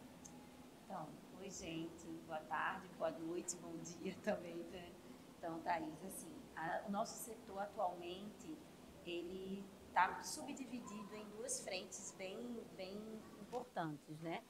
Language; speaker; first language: Portuguese; native; Portuguese